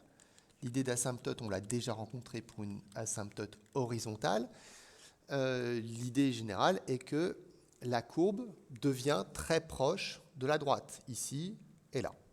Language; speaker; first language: French; native; French